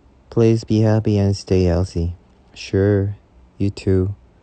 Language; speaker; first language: English; non-native, learner; Korean